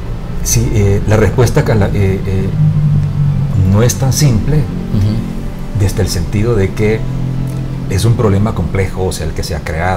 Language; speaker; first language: Spanish; native; Spanish